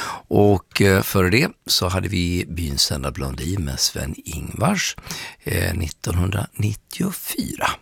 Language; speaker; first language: Swedish; native; Swedish